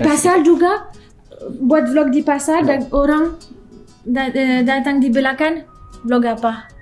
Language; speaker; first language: Indonesian; non-native, learner; French